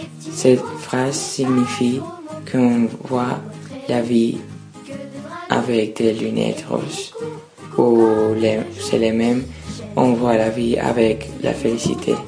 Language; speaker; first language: French; non-native, learner; Catalan